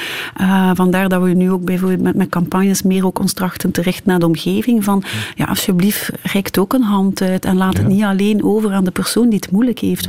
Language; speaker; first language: Dutch; native; Dutch